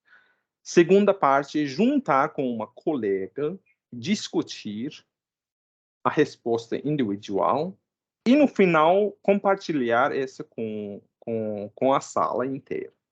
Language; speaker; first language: Portuguese; non-native, fluent; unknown